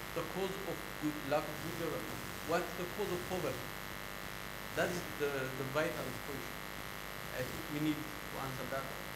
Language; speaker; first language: English; non-native, fluent; Amharic